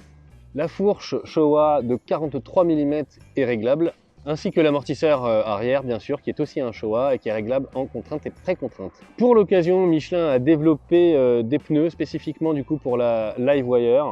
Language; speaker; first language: French; native; French